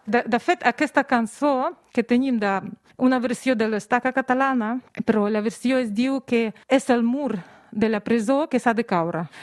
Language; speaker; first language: Catalan; non-native, fluent; Russian